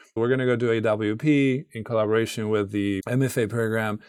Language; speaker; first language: English; non-native, fluent; Spanish